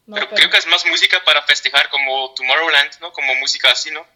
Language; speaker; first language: Spanish; non-native, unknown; Dutch